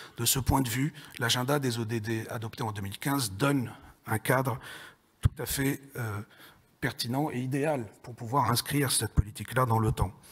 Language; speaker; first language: French; native; French